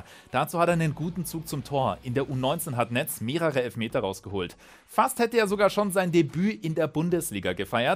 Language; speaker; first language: German; native; German